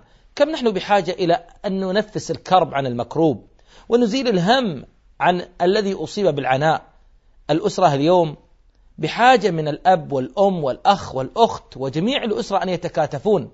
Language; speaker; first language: Arabic; native; Arabic